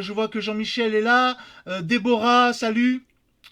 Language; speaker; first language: French; native; French